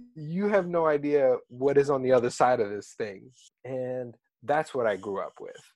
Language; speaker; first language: English; early bilingual, other home language; Arabic